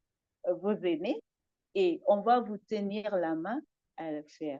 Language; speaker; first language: French; non-native, fluent; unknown